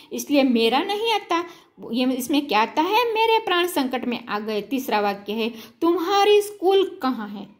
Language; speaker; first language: Hindi; non-native, local second language; Gujarati